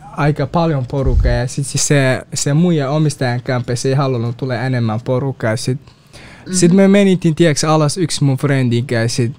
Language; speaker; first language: Finnish; non-native, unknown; Kurdish